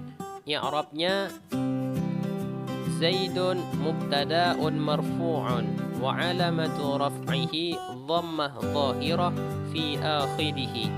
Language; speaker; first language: Arabic; non-native, fluent; Indonesian